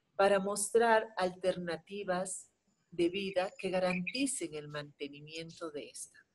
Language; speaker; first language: Spanish; native; Spanish